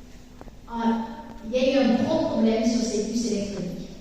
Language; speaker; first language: French; native; French